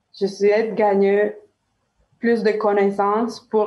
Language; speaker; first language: French; native; French